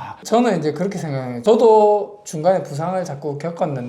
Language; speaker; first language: Korean; native; Korean